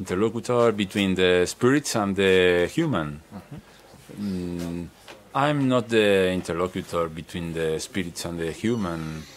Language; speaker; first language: English; non-native, learner; Spanish